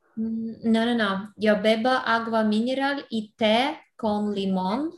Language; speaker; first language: Spanish; non-native, learner; English